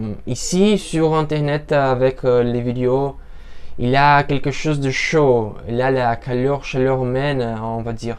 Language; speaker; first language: French; non-native, learner; Portuguese